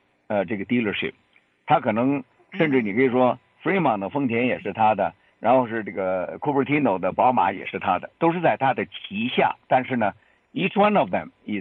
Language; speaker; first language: Chinese; native; Chinese